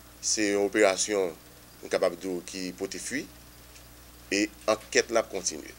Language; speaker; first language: Haitian Creole; native; Haitian Creole